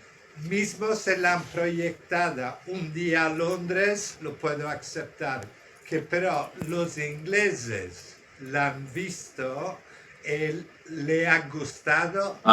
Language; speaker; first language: Spanish; non-native, fluent; Italian